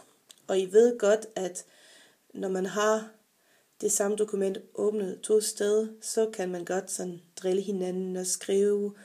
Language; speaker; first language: Danish; non-native, fluent; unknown